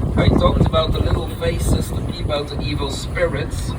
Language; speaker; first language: English; non-native, fluent; Dutch